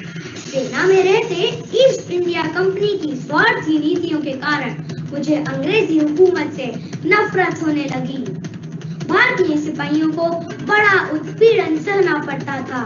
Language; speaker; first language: Hindi; native; Hindi